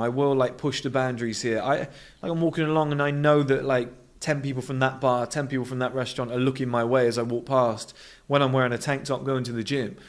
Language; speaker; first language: English; native; English